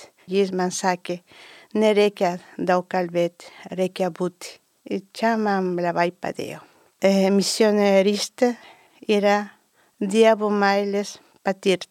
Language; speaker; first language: Lithuanian; non-native, learner; Spanish